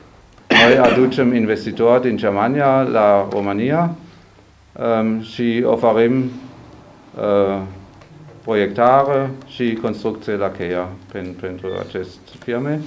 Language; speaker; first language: Romanian; non-native, learner; German